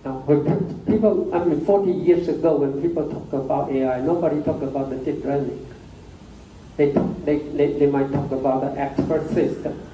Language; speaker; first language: English; non-native, fluent; Chinese